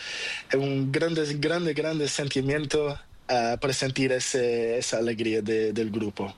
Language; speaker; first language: Spanish; non-native, learner; Portuguese